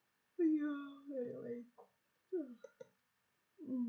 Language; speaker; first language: English; non-native, learner; Russian